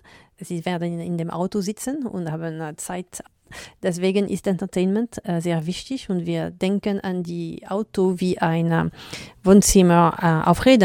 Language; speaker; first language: German; non-native, learner; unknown